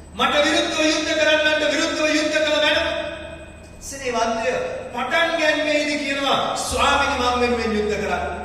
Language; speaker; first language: Sinhala; native; Sinhala